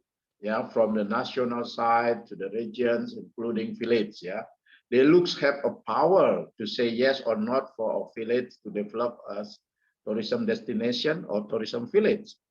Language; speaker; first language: English; non-native, fluent; Indonesian